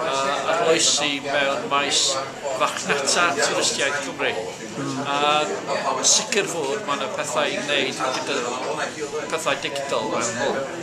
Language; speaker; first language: Welsh; non-native, fluent; English